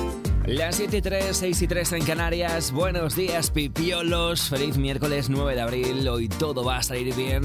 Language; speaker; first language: Spanish; native; Spanish